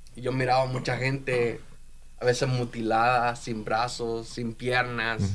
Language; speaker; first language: Spanish; native; Spanish